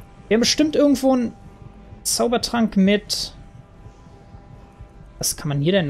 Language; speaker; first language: German; native; German